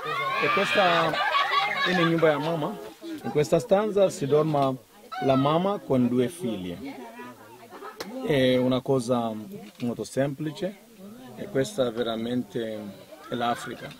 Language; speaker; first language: Italian; non-native, fluent; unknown